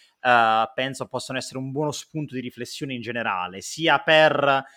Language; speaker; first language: Italian; native; Italian